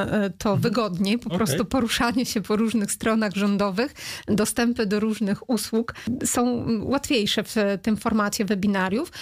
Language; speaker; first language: Polish; non-native, fluent; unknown